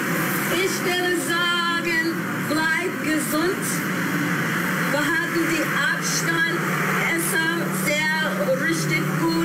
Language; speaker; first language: German; non-native, learner; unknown